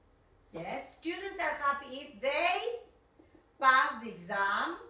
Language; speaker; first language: English; non-native, fluent; Spanish